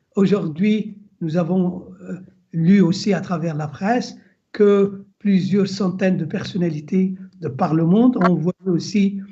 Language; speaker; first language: French; non-native, local second language; Arabic